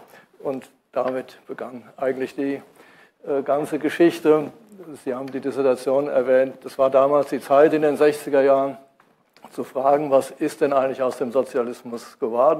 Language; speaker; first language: German; native; German